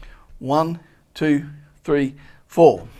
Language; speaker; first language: English; native; English